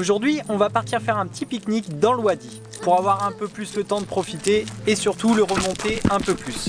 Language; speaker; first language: French; native; French